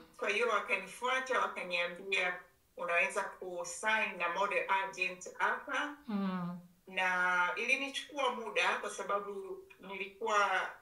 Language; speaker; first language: Swahili; native; Swahili